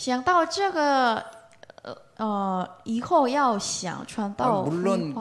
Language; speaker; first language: Chinese; non-native, learner; Korean